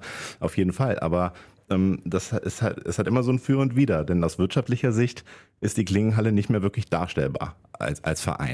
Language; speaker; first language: German; native; German